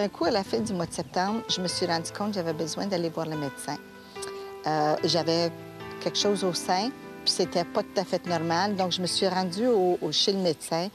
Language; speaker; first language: French; native; French